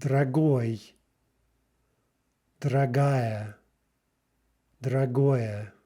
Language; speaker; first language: Russian; non-native, fluent; English